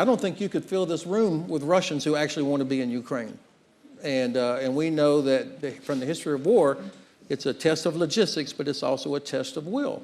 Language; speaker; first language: English; native; English